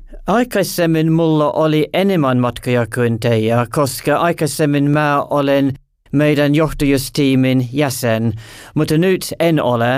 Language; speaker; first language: Finnish; non-native, learner; English